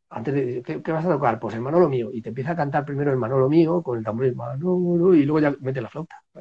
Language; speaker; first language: Spanish; native; Spanish